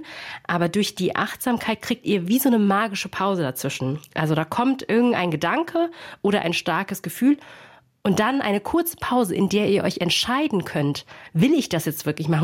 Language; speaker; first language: German; native; German